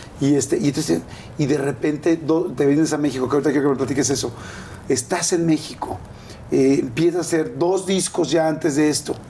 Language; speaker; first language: Spanish; native; Spanish